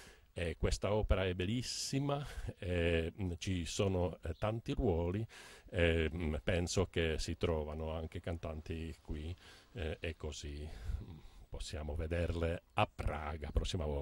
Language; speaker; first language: Italian; non-native, fluent; Czech